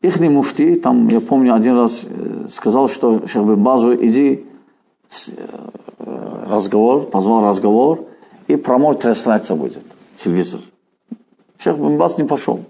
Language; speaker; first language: Russian; non-native, fluent; Azerbaijani